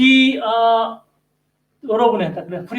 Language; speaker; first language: Czech; non-native, learner; Korean